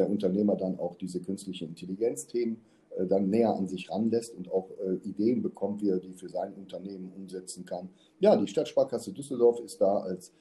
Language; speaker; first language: German; native; German